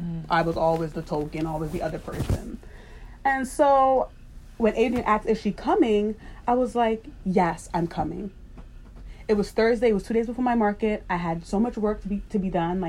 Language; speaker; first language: English; native; English